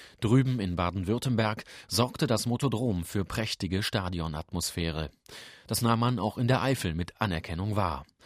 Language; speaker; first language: German; native; German